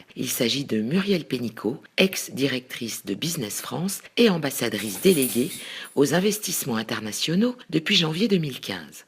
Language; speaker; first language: French; native; French